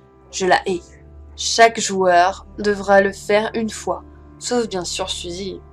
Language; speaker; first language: French; native; French